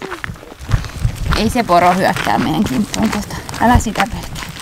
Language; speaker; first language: Finnish; native; Finnish